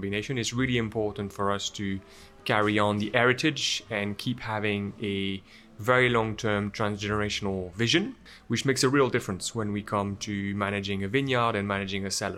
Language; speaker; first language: English; non-native, fluent; French